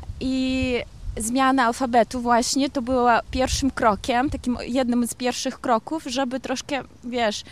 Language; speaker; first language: Polish; non-native, learner; Kazakh